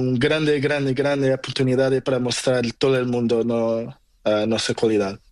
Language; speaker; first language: Spanish; non-native, learner; Portuguese